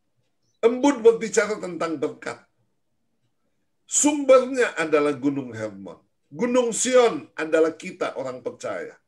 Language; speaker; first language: Indonesian; native; Indonesian